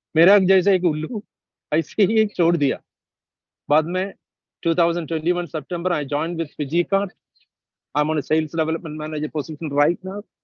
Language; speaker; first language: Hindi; non-native, local second language; Malayalam